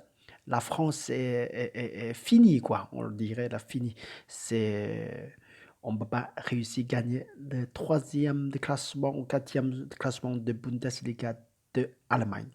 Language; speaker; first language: French; non-native, learner; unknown